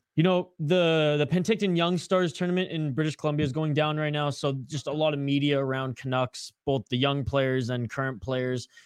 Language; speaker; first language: English; native; English